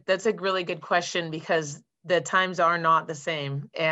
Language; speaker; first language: English; native; English